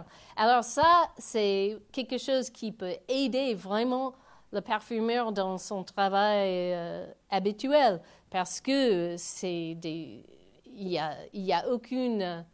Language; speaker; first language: French; non-native, fluent; English